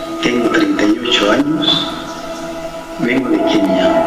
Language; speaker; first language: Spanish; non-native, learner; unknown